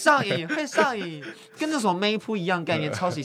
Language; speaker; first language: Chinese; native; Chinese